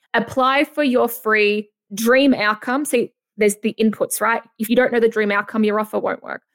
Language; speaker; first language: English; native; English